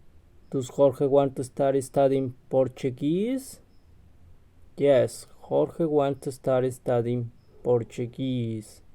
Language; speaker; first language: English; non-native, learner; Spanish